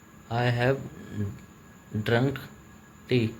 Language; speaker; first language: English; non-native, learner; Hindi